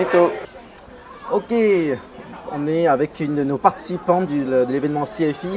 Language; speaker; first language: French; native; French